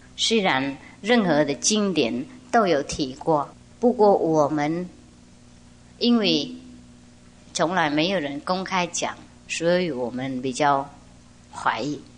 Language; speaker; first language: Chinese; non-native, fluent; Vietnamese